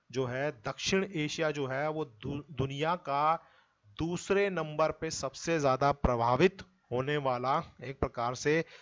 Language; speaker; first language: Hindi; native; Hindi